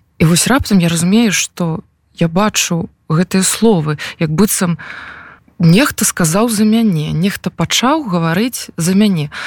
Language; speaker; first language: Belarusian; non-native, local second language; Russian